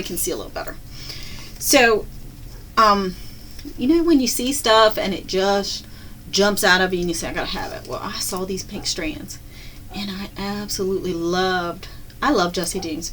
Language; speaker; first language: English; native; English